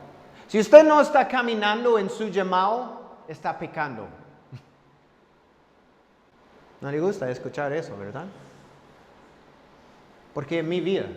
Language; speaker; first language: Spanish; non-native, fluent; English